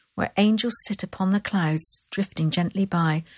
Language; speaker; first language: English; native; English